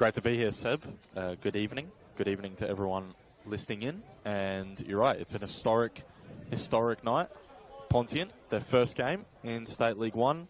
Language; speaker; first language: English; native; English